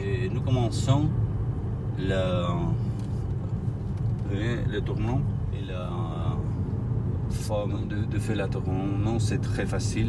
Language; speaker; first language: French; non-native, learner; Spanish